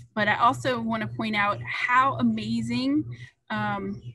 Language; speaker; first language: English; native; English